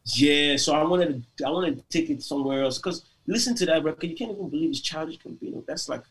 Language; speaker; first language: English; non-native, local second language; Igbo